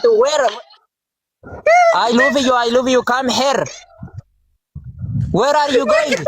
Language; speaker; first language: English; non-native, learner; Oromo